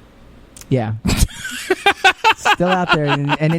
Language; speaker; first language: English; native; English